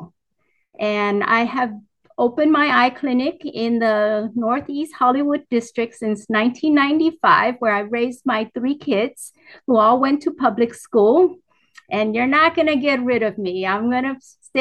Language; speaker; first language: English; early bilingual, other home language; Vietnamese